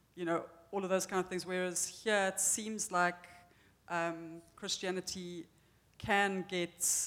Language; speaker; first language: English; native; English